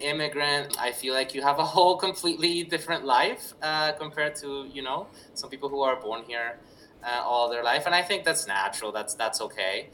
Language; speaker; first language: English; non-native, fluent; Spanish